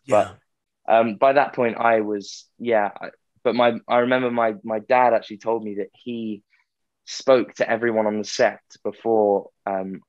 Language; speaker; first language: English; native; English